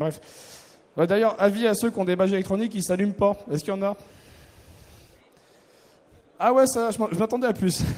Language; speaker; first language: French; native; French